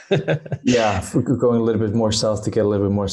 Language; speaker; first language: English; non-native, fluent; Danish